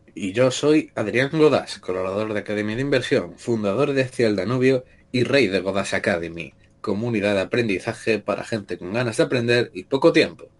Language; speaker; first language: Spanish; native; Spanish